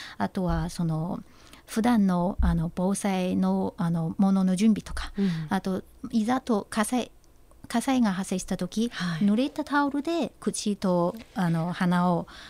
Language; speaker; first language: Japanese; non-native, fluent; Chinese